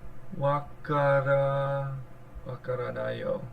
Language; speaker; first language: Japanese; non-native, learner; English